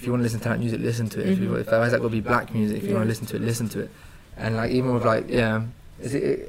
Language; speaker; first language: English; native; English